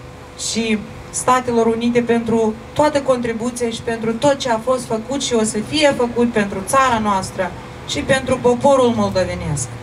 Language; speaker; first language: Romanian; non-native, local second language; Russian